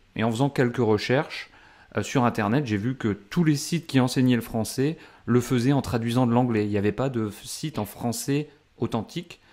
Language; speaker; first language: French; native; French